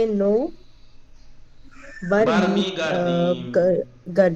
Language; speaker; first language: Persian; non-native, learner; Urdu